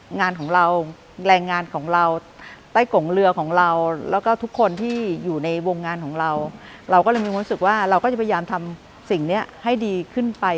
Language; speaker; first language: Thai; native; Thai